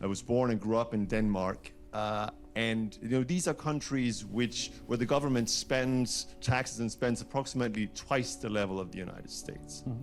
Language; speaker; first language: English; non-native, fluent; Danish